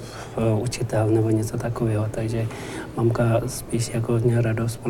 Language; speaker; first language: Czech; non-native, learner; Tibetan